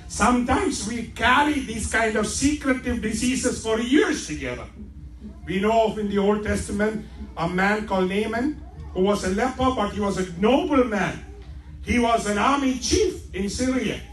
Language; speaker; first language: English; non-native, local second language; Malayalam